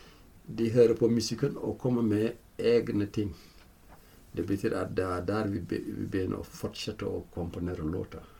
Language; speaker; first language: Norwegian; non-native, fluent; Fula